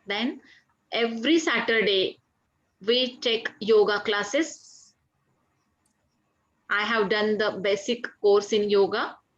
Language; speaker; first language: English; non-native, fluent; Marathi